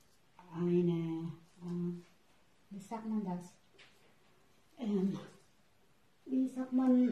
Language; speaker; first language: German; non-native, learner; Filipino